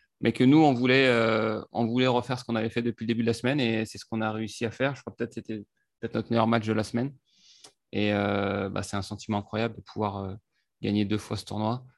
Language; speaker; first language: French; native; French